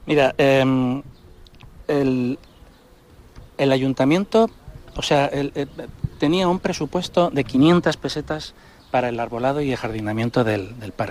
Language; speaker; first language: Spanish; native; Spanish